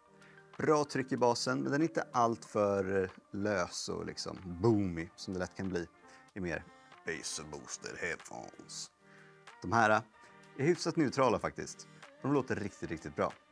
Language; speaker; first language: Swedish; native; Swedish